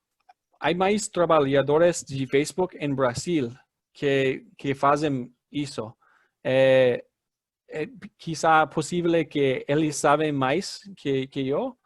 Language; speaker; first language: Spanish; non-native, fluent; English